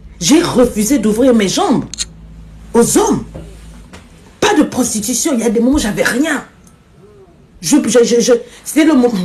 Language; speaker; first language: French; non-native, local second language; Lingala